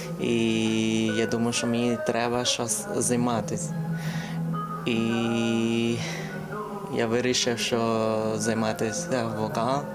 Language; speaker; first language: Ukrainian; non-native, learner; Vietnamese